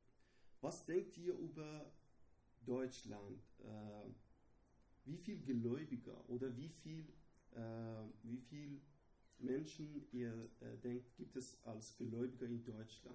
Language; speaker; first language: German; non-native, learner; Persian